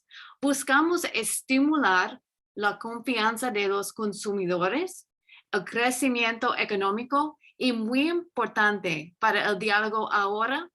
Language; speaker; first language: Spanish; non-native, fluent; English